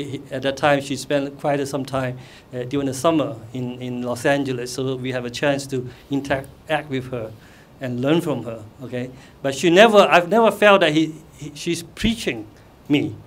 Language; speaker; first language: English; non-native, fluent; Cantonese